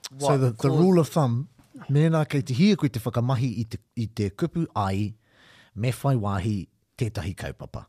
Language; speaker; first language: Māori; non-native, local second language; English